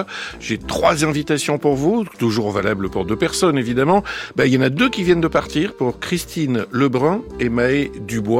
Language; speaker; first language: French; native; French